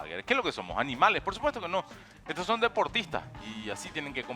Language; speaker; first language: Spanish; native; Spanish